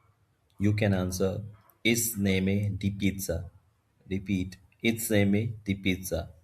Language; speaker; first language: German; non-native, fluent; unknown